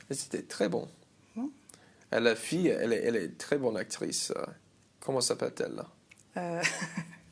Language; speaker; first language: French; non-native, learner; English